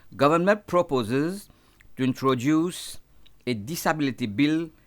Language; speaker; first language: English; non-native, local second language; Morisyen